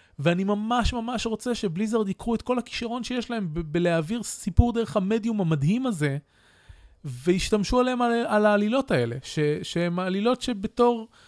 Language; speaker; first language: Hebrew; native; Hebrew